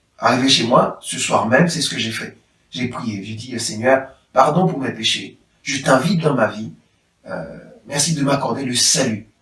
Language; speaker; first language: French; non-native, local second language; Haitian Creole